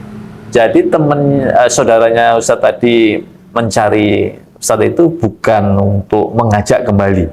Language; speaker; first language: Malay; native; Malay